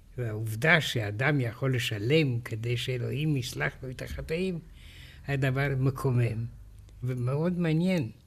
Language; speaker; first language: Hebrew; non-native, fluent; Romanian